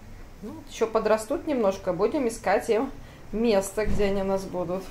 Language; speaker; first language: Russian; native; Russian